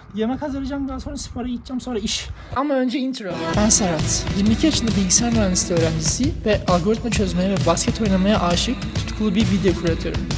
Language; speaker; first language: Turkish; native; Turkish